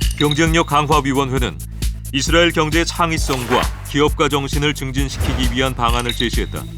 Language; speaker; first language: Korean; native; Korean